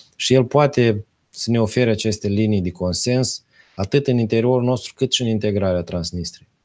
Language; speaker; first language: Romanian; native; Romanian